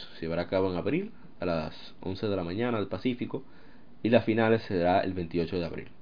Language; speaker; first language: Spanish; native; Spanish